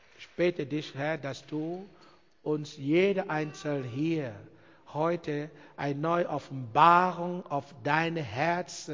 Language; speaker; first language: German; non-native, learner; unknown